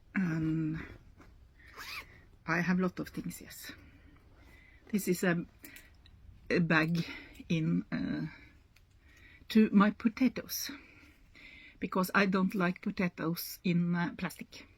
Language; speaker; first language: English; non-native, learner; Norwegian